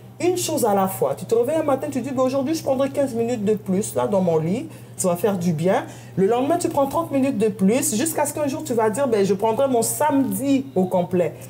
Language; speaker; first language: French; native; French